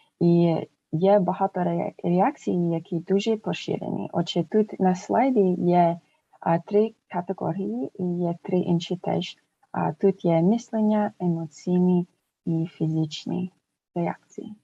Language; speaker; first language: Ukrainian; early bilingual, heritage; English